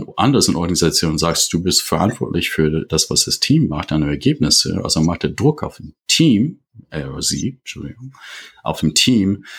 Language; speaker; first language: German; non-native, fluent; English